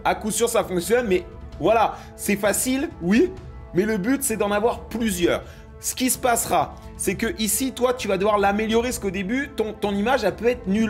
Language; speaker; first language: French; native; French